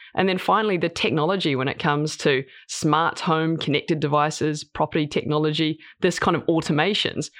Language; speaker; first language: English; native; English